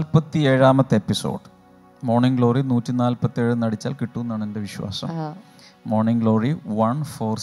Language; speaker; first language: Malayalam; native; Malayalam